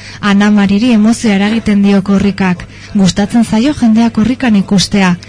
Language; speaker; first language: Basque; native; Basque